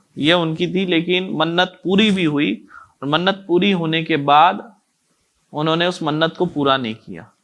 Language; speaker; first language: Hindi; native; Hindi